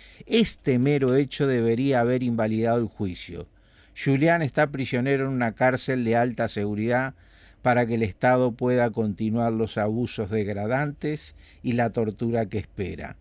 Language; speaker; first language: Spanish; native; Spanish